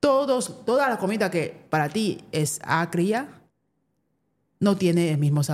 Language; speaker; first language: Spanish; non-native, fluent; Chinese